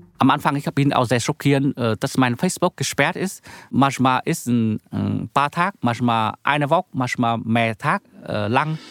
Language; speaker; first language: German; non-native, learner; Vietnamese